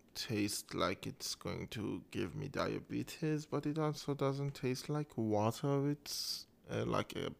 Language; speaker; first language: English; non-native, fluent; Persian